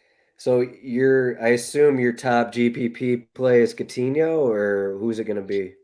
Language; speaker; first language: English; native; English